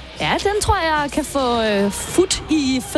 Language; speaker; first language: Danish; native; Danish